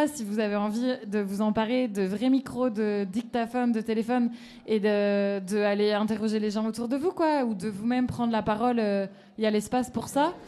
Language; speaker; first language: French; native; French